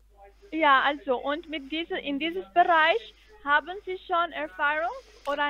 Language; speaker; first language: German; non-native, fluent; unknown